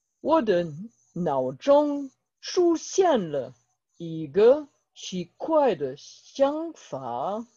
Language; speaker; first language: Chinese; non-native, learner; French